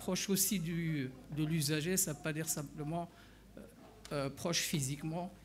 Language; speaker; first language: French; non-native, local second language; Arabic